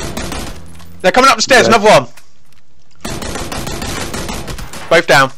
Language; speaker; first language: English; native; English